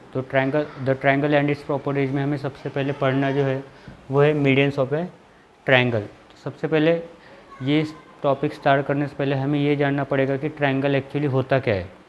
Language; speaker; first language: Hindi; non-native, local second language; Marathi